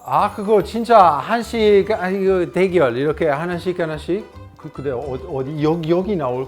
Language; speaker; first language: Korean; non-native, learner; Italian